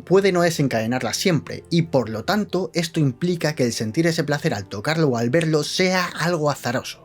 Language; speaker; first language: Spanish; native; Spanish